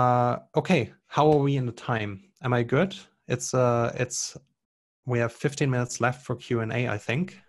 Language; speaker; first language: English; non-native, fluent; German